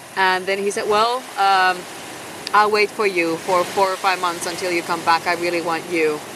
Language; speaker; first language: English; non-native, fluent; Finnish